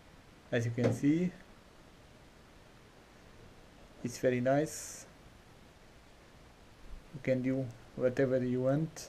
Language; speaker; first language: English; non-native, learner; Portuguese